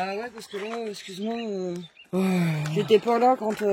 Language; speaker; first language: French; native; French